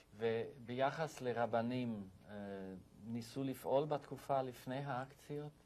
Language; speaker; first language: Hebrew; native; Hebrew